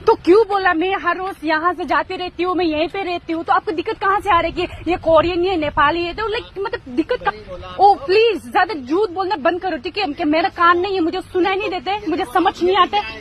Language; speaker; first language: Hindi; non-native, local second language; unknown